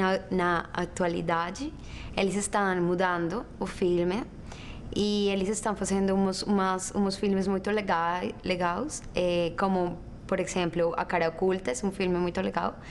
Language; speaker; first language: Portuguese; non-native, learner; Spanish